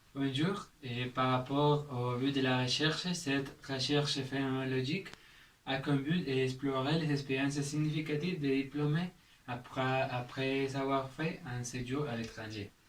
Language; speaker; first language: French; non-native, learner; Spanish